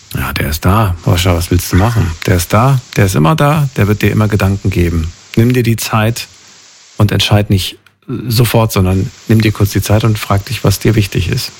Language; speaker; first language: German; native; German